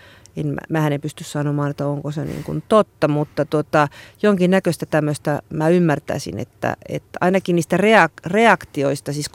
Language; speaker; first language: Finnish; native; Finnish